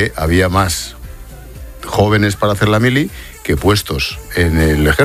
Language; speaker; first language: Spanish; native; Spanish